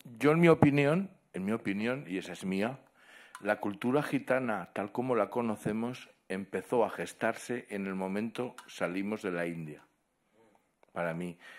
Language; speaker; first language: Spanish; non-native, local second language; Catalan